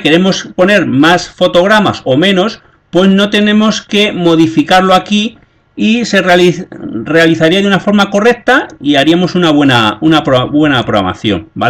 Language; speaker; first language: Spanish; native; Spanish